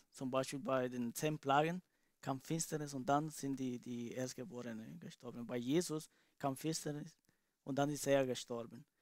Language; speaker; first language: German; non-native, fluent; Spanish